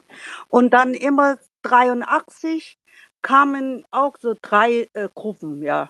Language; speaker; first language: German; non-native, learner; Vietnamese